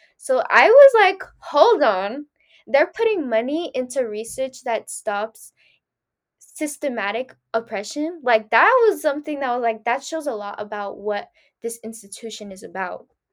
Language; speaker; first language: English; early bilingual, other home language; Spanish